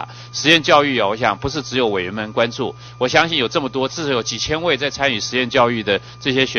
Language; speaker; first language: Chinese; native; Chinese